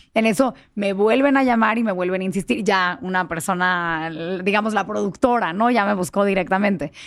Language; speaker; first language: Spanish; early bilingual, heritage; Spanish